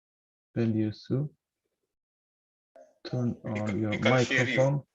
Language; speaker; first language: English; non-native, fluent; Polish